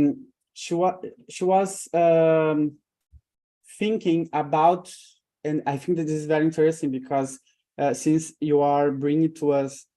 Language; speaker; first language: English; non-native, fluent; Portuguese